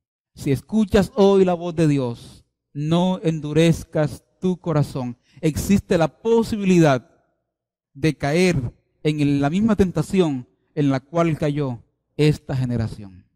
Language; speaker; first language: Spanish; native; Spanish